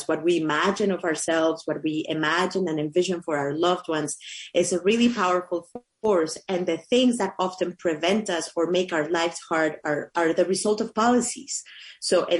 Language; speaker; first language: English; non-native, fluent; Spanish